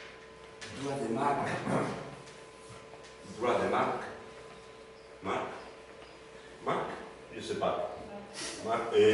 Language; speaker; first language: French; non-native, learner; Spanish